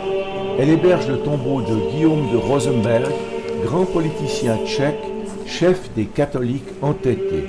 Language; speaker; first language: French; native; French